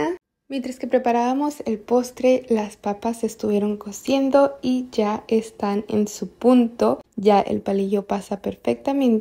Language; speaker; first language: Spanish; native; Spanish